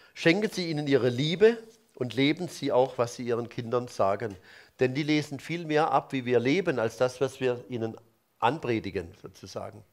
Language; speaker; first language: German; native; German